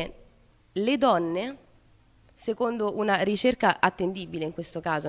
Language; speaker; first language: Italian; native; Italian